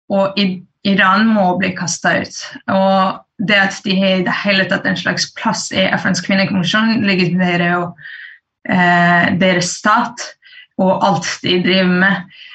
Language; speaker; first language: Norwegian; early bilingual, other home language; Kurdish